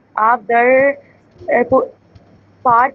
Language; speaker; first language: Persian; non-native, learner; Urdu